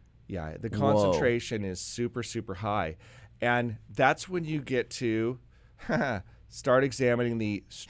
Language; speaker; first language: English; native; English